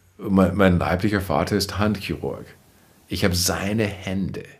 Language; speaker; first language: German; non-native, fluent; English